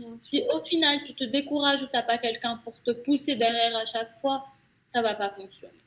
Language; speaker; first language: French; non-native, local second language; Arabic